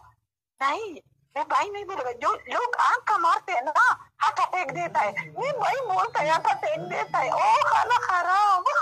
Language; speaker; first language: Hindi; non-native, local second language; Pashto